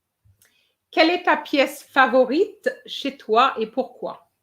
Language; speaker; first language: French; non-native, fluent; English